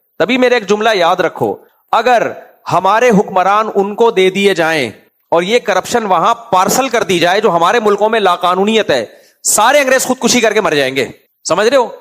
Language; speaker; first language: Urdu; native; Urdu